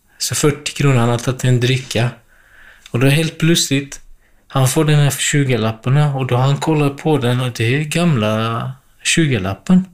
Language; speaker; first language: Swedish; non-native, fluent; Kurdish